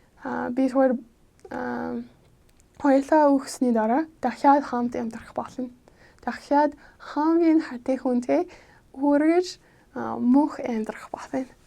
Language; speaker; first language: Mongolian; non-native, fluent; English